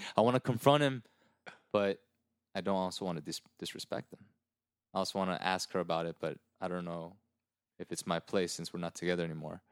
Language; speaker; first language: English; early bilingual, other home language; Korean